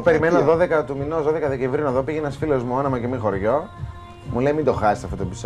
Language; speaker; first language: Greek; native; Greek